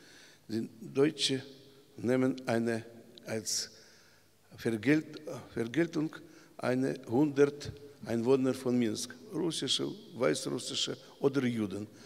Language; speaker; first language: German; non-native, learner; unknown